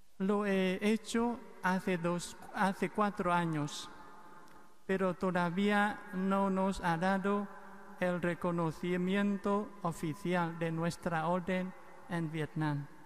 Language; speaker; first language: Spanish; non-native, fluent; Vietnamese